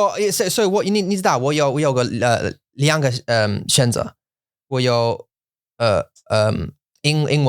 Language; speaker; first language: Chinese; non-native, learner; English